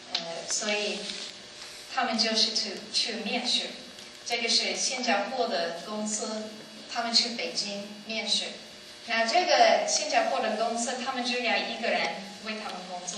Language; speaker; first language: Chinese; non-native, learner; English